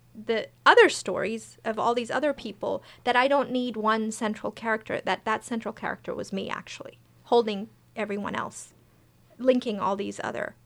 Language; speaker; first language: English; early bilingual, other home language; Persian